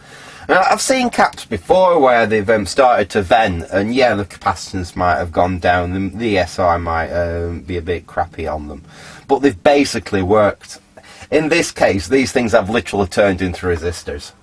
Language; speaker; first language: English; native; English